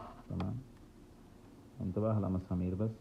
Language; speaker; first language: Arabic; non-native, learner; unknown